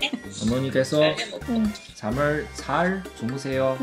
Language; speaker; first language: Korean; non-native, learner; Chinese